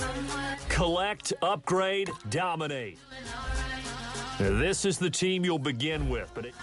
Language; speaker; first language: English; native; English